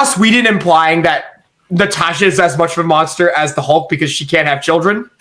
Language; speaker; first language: English; native; English